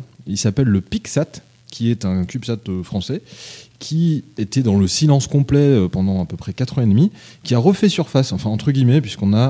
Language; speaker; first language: French; native; French